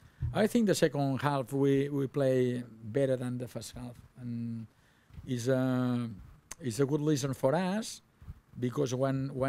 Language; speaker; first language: English; non-native, learner; Catalan